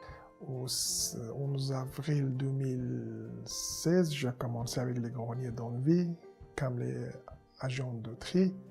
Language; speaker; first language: French; non-native, learner; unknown